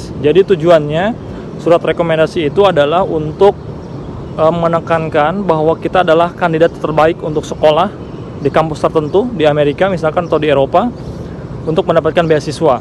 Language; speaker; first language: Indonesian; non-native, local second language; Sundanese